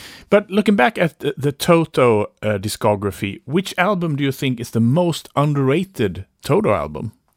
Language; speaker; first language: English; non-native, fluent; Swedish